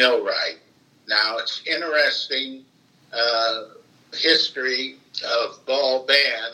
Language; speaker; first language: English; native; English